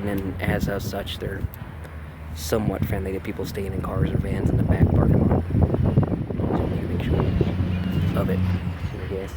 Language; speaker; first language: English; native; English